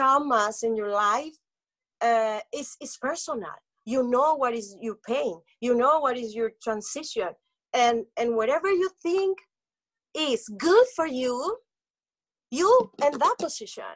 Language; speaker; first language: English; non-native, learner; Spanish